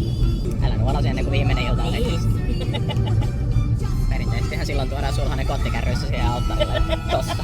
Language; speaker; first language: Finnish; native; Finnish